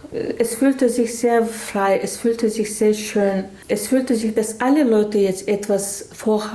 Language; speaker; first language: German; non-native, learner; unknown